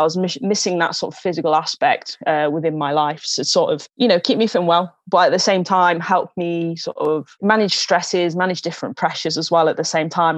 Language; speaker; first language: English; native; English